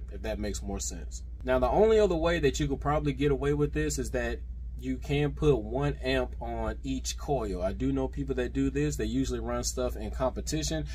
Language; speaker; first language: English; native; English